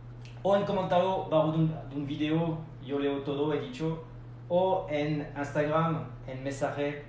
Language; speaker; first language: Spanish; non-native, fluent; French